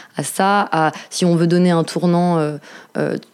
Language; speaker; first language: French; native; French